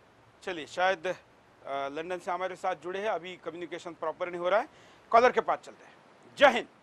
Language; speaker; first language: Hindi; native; Hindi